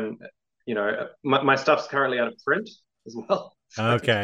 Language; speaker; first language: English; native; English